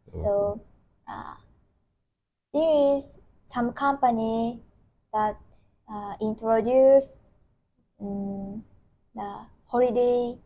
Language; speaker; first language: English; non-native, learner; Japanese